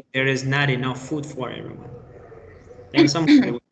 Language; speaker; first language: English; non-native, fluent; Spanish